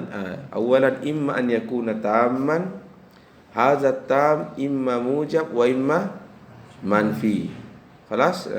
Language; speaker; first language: Arabic; non-native, fluent; Indonesian